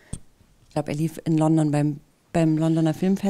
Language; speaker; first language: German; native; German